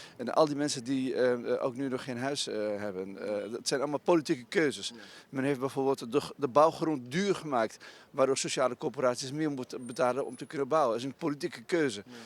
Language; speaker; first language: Dutch; non-native, fluent; Riffian